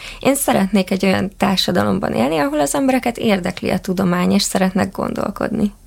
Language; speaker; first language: Hungarian; native; Hungarian